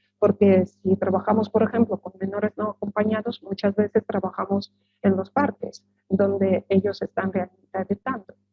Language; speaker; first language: Spanish; non-native, fluent; Russian